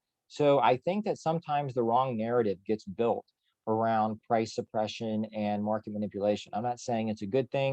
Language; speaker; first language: English; native; English